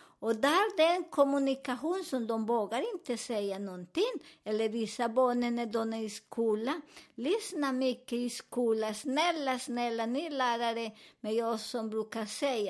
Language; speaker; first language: Swedish; non-native, fluent; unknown